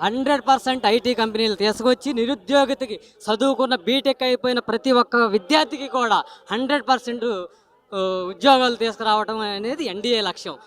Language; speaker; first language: Telugu; native; Telugu